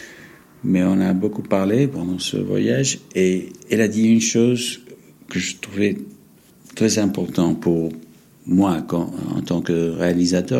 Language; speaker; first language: French; non-native, fluent; English